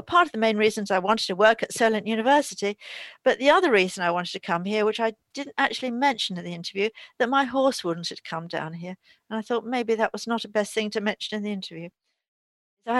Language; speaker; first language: English; native; English